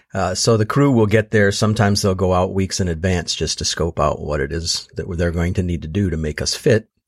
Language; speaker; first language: English; native; English